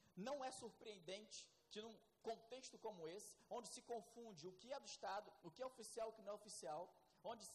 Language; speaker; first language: Portuguese; native; Portuguese